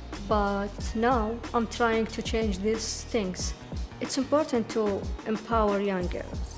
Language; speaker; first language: English; non-native, learner; Arabic